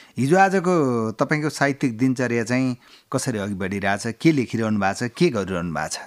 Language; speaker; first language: Nepali; native; Nepali